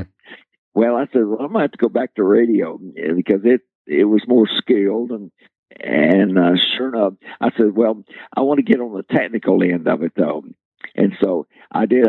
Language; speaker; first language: English; native; English